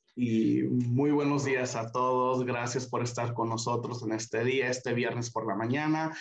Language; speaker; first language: Spanish; early bilingual, heritage; Spanish